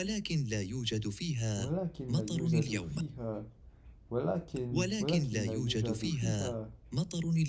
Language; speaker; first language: Arabic; non-native, learner; English